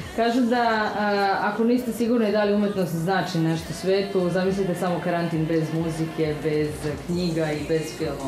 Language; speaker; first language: Serbian; native; Serbian